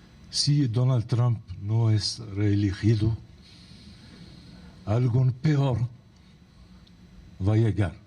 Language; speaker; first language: Spanish; non-native, fluent; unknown